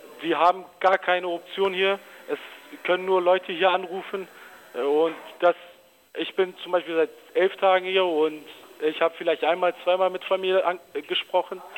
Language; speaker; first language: German; early bilingual, other home language; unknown